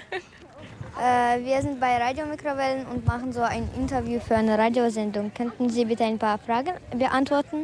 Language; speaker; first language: German; non-native, learner; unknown